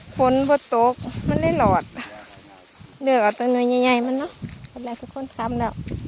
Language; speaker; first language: Thai; native; Thai